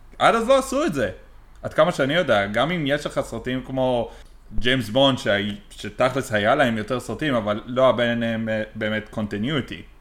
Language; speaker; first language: Hebrew; native; Hebrew